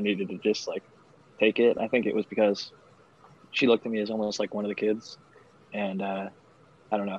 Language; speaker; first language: English; native; English